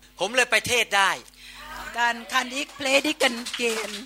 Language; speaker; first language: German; non-native, learner; Thai